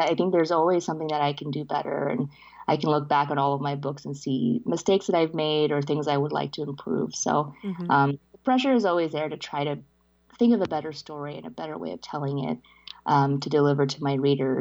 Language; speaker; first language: English; early bilingual, other home language; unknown